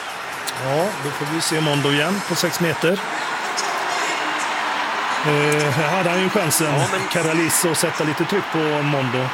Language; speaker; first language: Swedish; native; Swedish